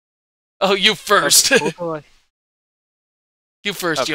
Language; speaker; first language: English; native; English